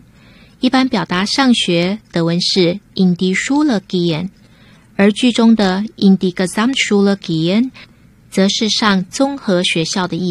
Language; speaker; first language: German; non-native, fluent; Chinese